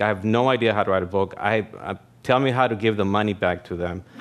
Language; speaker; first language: English; early bilingual, other home language; Spanish